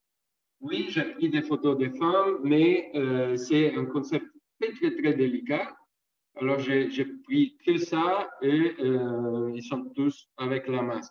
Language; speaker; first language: French; non-native, fluent; Italian